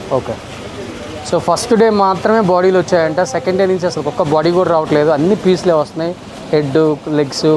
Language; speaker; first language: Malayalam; non-native, learner; Telugu